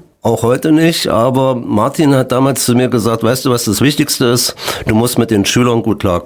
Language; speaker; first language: German; native; German